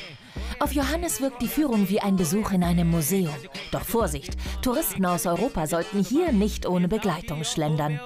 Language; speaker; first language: German; native; German